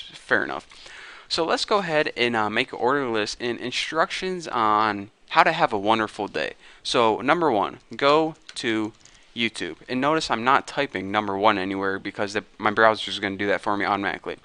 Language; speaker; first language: English; native; English